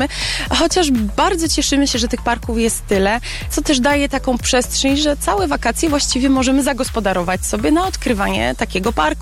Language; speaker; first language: Polish; native; Polish